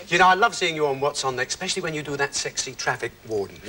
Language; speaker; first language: English; native; English